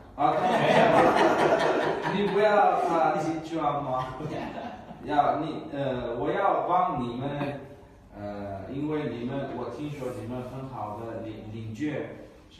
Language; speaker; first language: Chinese; non-native, learner; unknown